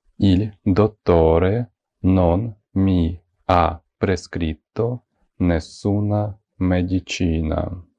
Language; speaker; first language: Italian; non-native, fluent; Ukrainian